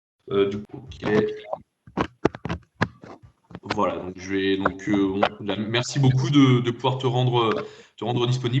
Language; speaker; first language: French; native; French